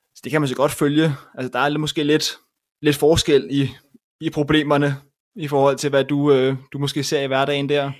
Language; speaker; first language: Danish; native; Danish